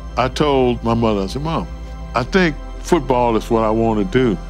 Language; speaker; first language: English; native; English